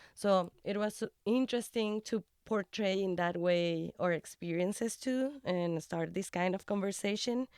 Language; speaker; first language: English; non-native, fluent; Spanish